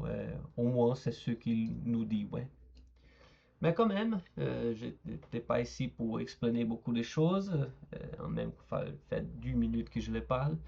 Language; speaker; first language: French; non-native, learner; Portuguese